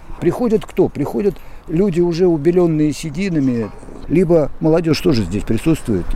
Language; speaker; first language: Russian; native; Russian